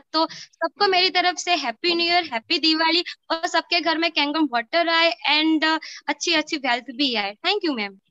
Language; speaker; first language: Hindi; non-native, local second language; Gujarati